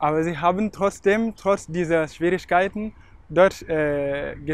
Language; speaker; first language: German; non-native, fluent; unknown